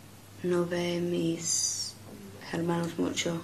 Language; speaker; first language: Spanish; non-native, learner; English